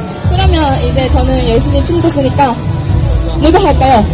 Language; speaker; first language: Korean; non-native, fluent; Japanese